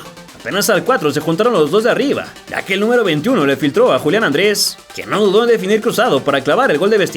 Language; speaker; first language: Spanish; native; Spanish